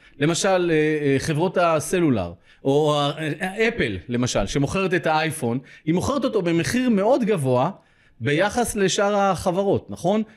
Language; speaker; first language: Hebrew; native; Hebrew